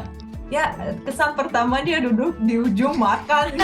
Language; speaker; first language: Indonesian; non-native, fluent; Russian